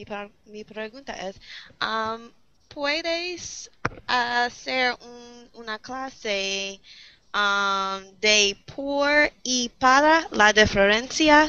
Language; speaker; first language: Spanish; non-native, learner; English